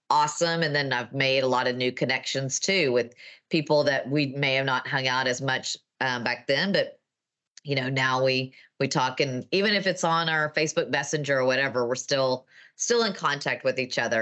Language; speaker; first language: English; native; English